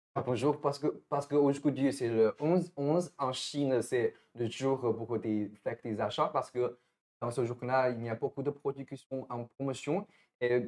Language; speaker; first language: French; non-native, fluent; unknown